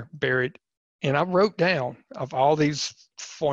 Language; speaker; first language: English; native; English